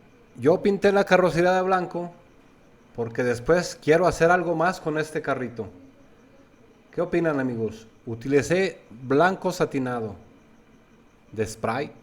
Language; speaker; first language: Spanish; native; Spanish